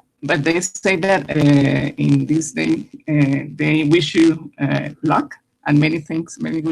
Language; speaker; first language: English; non-native, learner; Spanish